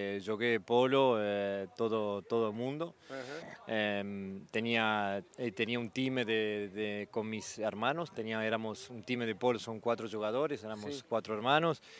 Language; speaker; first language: Portuguese; non-native, learner; Spanish